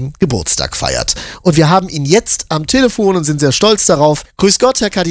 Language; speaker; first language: German; native; German